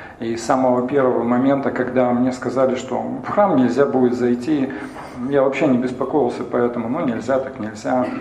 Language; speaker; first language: Russian; native; Russian